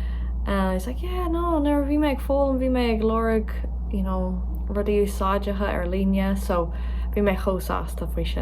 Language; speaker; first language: Irish; non-native, local second language; English